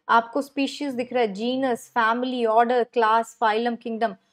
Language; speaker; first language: Hindi; native; Hindi